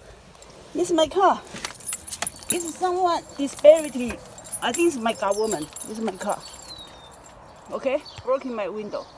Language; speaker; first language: English; non-native, learner; Chinese